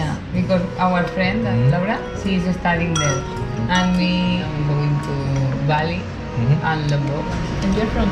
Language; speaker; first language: English; non-native, learner; Spanish